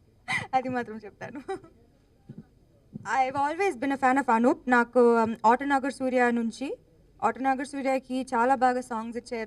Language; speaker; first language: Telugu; non-native, local second language; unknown